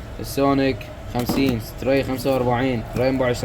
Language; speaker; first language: Arabic; native; Arabic